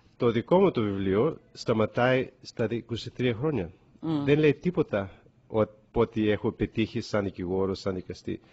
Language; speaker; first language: Greek; early bilingual, other home language; English